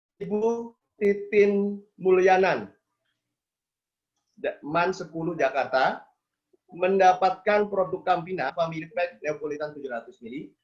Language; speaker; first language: Indonesian; native; Indonesian